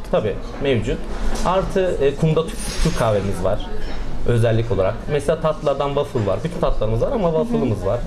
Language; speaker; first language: Turkish; native; Turkish